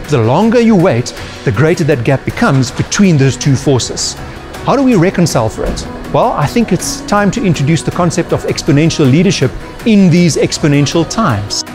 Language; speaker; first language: English; native; English